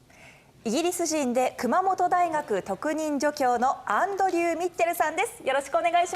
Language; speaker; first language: Japanese; native; Japanese